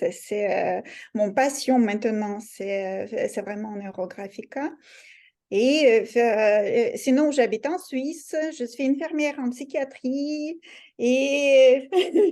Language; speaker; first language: French; non-native, fluent; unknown